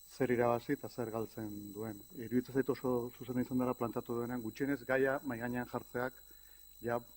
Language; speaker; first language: Basque; native; Basque